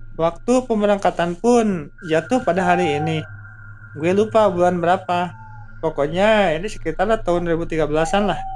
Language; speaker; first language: Indonesian; native; Indonesian